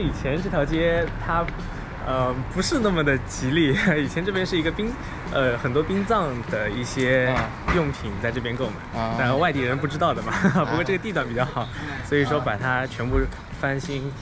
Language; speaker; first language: Chinese; native; Chinese